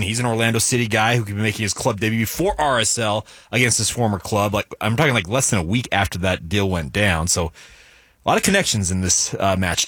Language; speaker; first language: English; native; English